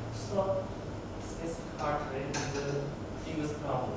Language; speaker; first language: English; non-native, learner; Turkish